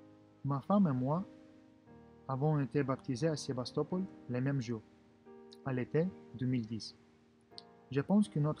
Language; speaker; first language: French; non-native, fluent; Russian